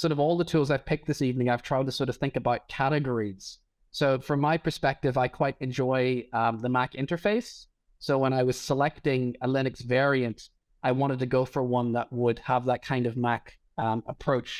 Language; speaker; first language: English; native; English